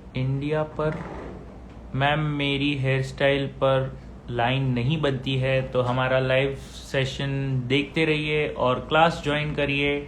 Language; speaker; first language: Hindi; native; Hindi